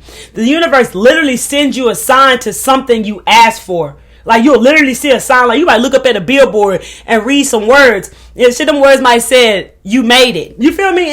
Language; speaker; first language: English; native; English